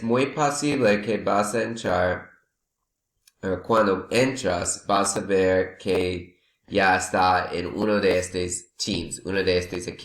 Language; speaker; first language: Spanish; non-native, learner; English